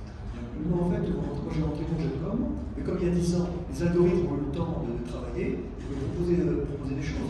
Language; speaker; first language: French; native; French